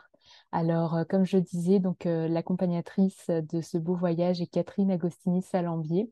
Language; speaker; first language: French; native; French